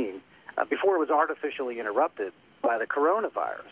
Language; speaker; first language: English; native; English